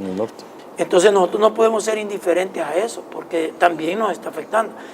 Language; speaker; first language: Spanish; native; Spanish